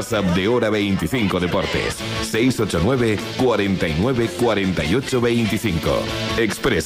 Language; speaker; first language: Spanish; native; Spanish